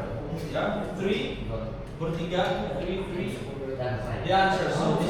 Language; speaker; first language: English; non-native, learner; Indonesian